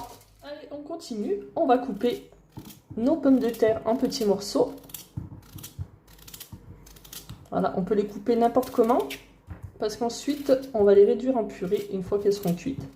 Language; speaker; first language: French; native; French